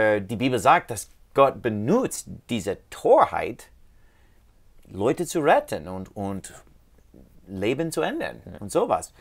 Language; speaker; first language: German; non-native, learner; English